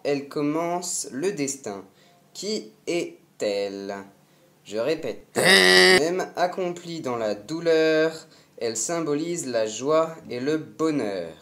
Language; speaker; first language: French; native; French